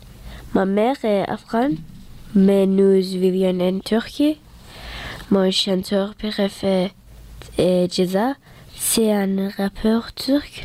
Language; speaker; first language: French; non-native, learner; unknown